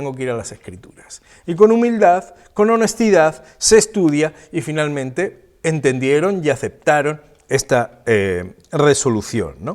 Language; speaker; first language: Spanish; native; Spanish